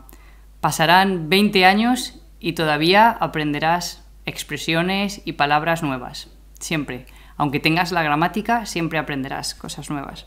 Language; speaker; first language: Spanish; native; Spanish